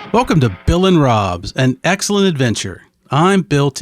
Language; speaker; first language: English; native; English